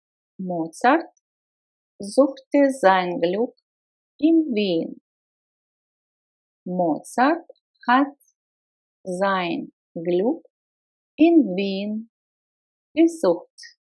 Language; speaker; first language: German; non-native, fluent; Russian